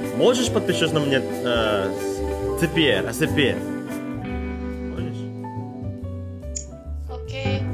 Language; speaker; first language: Russian; non-native, learner; Indonesian